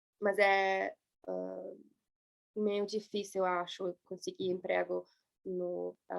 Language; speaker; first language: Portuguese; non-native, fluent; English